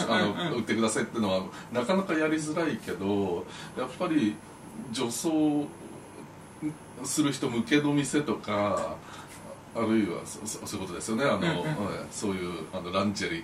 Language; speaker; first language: Japanese; native; Japanese